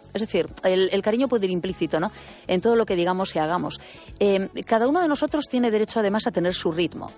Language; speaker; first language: Spanish; native; Spanish